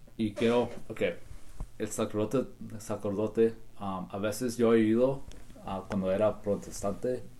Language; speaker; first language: Spanish; early bilingual, heritage; Spanish